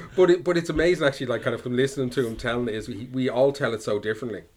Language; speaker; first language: English; native; English